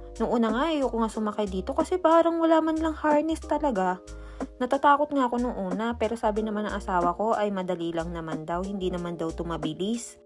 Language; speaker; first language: Filipino; native; Filipino